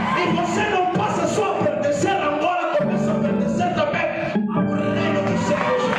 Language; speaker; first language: Portuguese; non-native, local second language; Tsonga